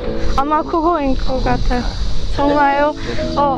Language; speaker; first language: Korean; non-native, learner; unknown